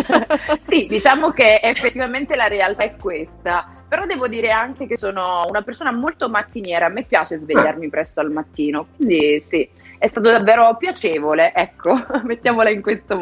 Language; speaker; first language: Italian; native; Italian